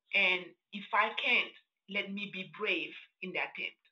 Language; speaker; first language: English; non-native, fluent; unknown